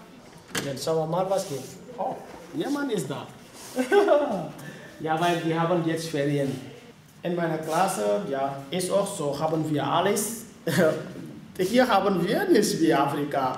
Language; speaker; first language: German; non-native, learner; French